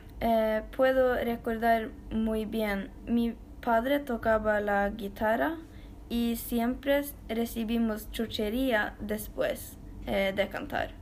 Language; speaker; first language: Spanish; non-native, learner; Norwegian